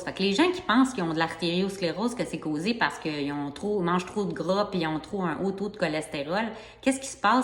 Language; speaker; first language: French; native; French